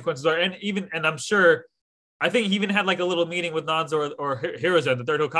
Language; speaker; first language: English; native; English